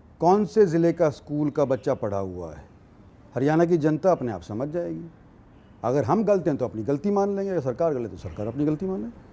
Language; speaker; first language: Hindi; native; Hindi